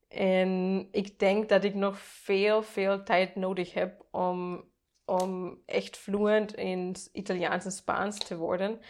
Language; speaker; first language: English; non-native, fluent; German